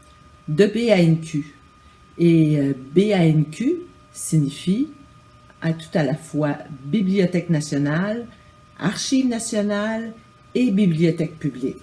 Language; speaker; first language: French; native; French